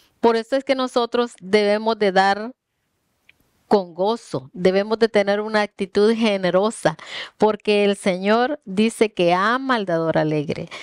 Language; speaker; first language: Spanish; native; Spanish